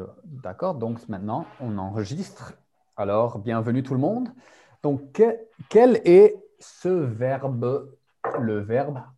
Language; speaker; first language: French; non-native, fluent; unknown